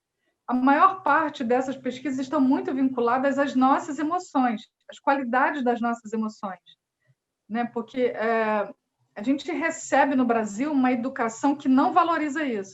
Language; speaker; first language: Portuguese; native; Portuguese